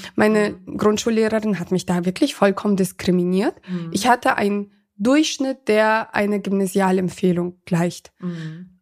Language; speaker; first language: German; early bilingual, other home language; Russian